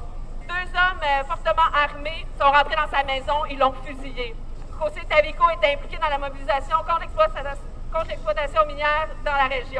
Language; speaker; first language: French; native; French